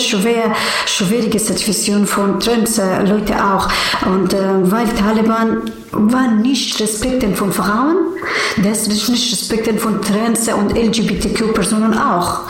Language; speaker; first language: German; non-native, learner; Persian